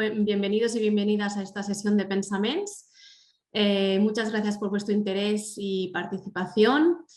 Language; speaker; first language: Spanish; non-native, local second language; Catalan